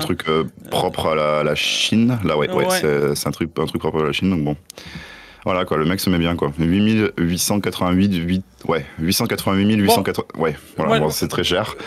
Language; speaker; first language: French; native; French